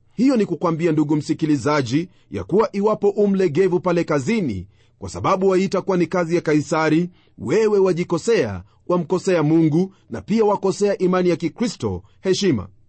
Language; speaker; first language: Swahili; non-native, local second language; Luyia